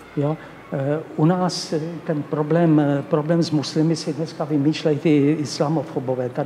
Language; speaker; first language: Czech; native; Czech